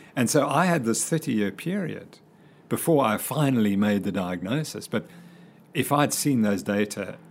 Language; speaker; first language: English; native; English